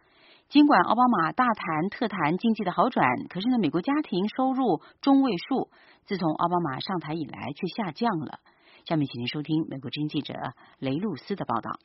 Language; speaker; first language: Chinese; native; Chinese